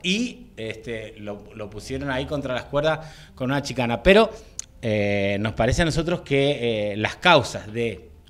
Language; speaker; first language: Spanish; native; Spanish